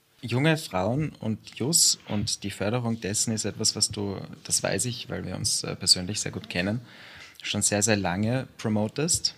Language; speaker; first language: German; native; German